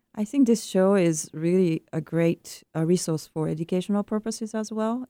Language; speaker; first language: English; non-native, fluent; Japanese